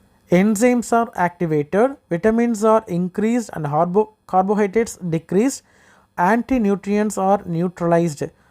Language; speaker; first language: English; non-native, local second language; Tamil